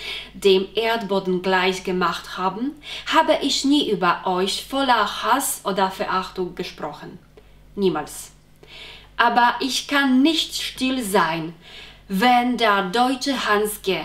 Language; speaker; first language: German; non-native, fluent; Polish